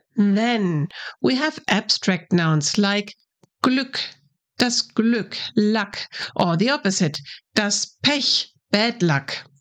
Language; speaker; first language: English; non-native, fluent; German